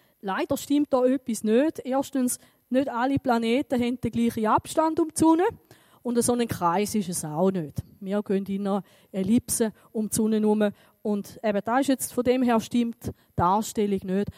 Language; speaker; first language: German; native; German